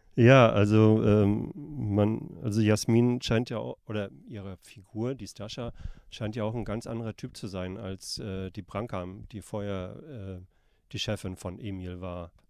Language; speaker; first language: German; native; German